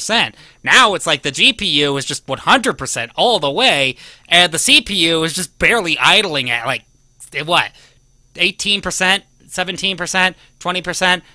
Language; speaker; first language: English; native; English